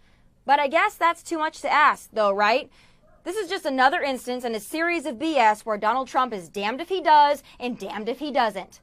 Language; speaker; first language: English; native; English